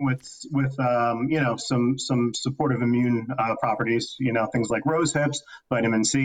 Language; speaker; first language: English; native; English